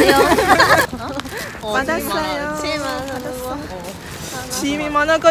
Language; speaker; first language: Korean; non-native, learner; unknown